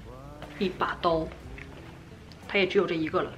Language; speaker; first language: Chinese; native; Chinese